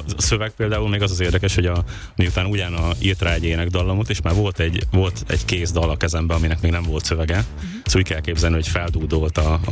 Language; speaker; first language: Hungarian; native; Hungarian